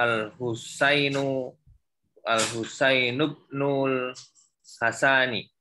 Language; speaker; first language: Arabic; non-native, learner; Indonesian